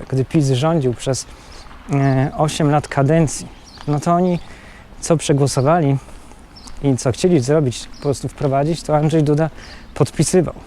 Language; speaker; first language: Polish; native; Polish